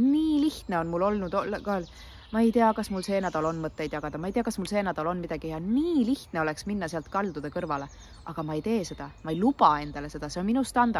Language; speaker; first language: Estonian; native; Estonian